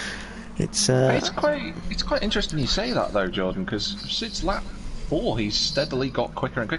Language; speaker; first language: English; native; English